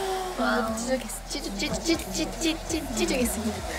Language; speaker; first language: Korean; non-native, learner; Japanese